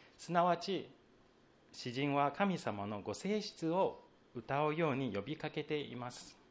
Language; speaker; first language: Japanese; non-native, fluent; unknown